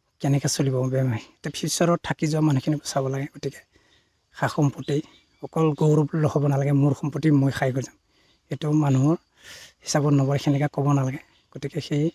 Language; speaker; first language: Assamese; non-native, local second language; Bodo